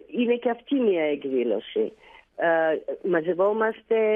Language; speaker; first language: Greek; early bilingual, heritage; Bulgarian